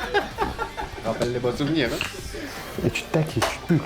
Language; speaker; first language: French; native; French